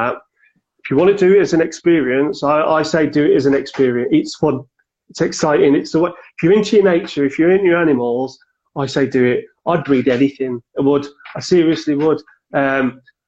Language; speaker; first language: English; native; English